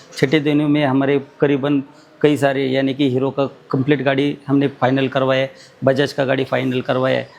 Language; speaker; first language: Hindi; non-native, local second language; Marathi